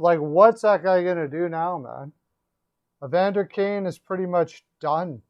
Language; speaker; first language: English; native; English